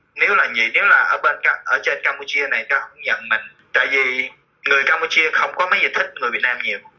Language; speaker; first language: Vietnamese; early bilingual, heritage; Vietnamese